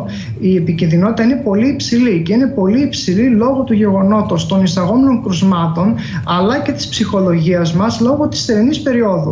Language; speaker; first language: Greek; native; Greek